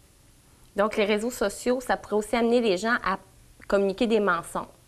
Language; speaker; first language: French; native; French